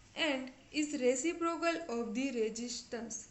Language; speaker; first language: English; non-native, local second language; Gujarati